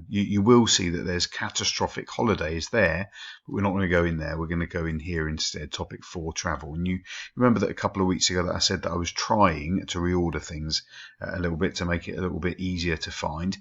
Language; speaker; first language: English; native; English